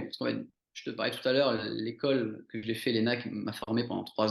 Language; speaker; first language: French; native; French